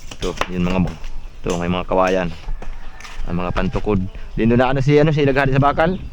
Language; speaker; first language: Filipino; non-native, local second language; Bikol